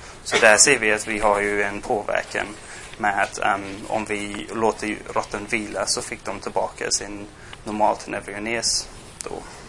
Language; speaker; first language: Swedish; non-native, fluent; English